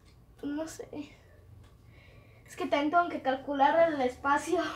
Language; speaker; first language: Spanish; native; Spanish